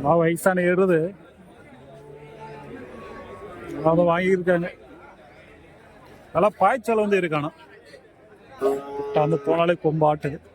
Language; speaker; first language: Tamil; native; Tamil